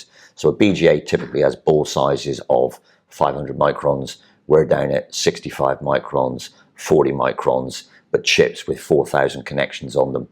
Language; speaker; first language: English; native; English